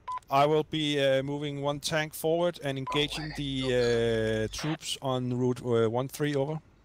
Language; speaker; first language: English; non-native, fluent; Danish